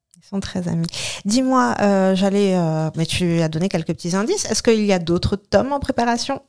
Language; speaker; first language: French; native; French